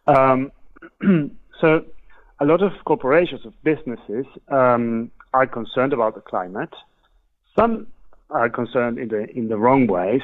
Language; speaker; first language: English; non-native, fluent; Spanish